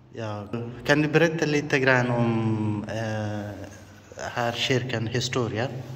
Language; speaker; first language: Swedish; non-native, fluent; Hindi